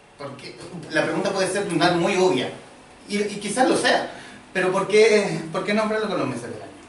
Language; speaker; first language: Spanish; native; Spanish